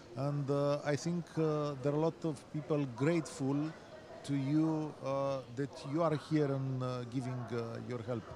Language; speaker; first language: English; non-native, fluent; Romanian